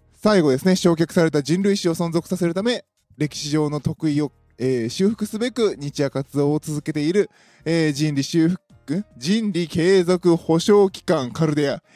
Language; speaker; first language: Japanese; native; Japanese